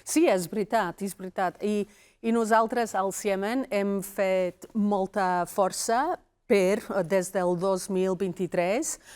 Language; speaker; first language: Catalan; non-native, fluent; Welsh